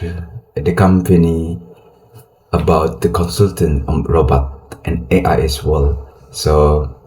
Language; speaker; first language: English; non-native, learner; Indonesian